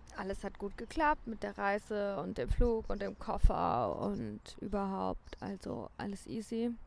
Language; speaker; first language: German; native; German